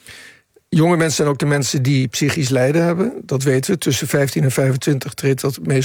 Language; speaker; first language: Dutch; native; Dutch